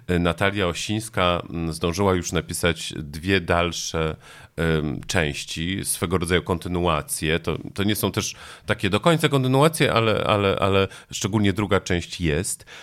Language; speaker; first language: Polish; native; Polish